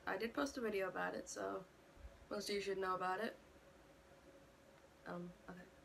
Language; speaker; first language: English; native; English